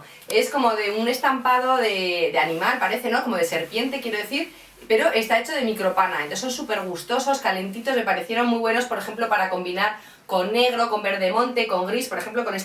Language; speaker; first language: Spanish; native; Spanish